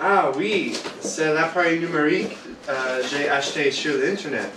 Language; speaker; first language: French; non-native, learner; English